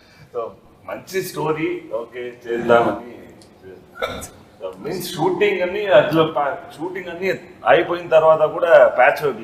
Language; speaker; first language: Telugu; non-native, learner; Tamil